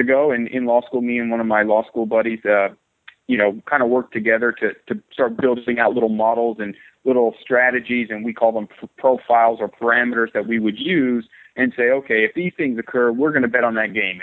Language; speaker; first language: English; native; English